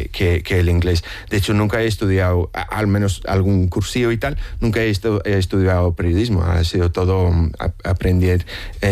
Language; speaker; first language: Spanish; non-native, fluent; English